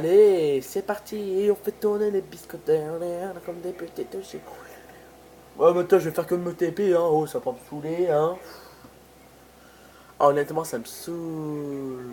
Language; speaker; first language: French; native; French